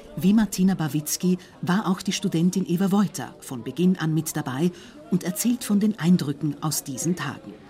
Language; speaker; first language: German; native; German